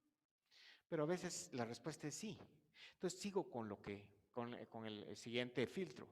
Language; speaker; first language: Spanish; native; Spanish